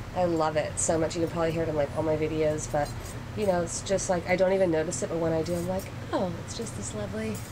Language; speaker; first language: English; native; English